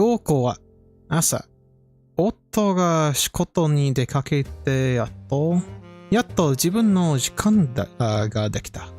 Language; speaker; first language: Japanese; non-native, learner; English